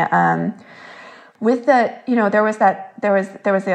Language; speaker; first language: English; early bilingual, other home language; Korean